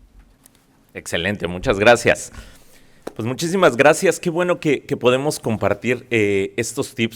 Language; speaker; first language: Spanish; native; Spanish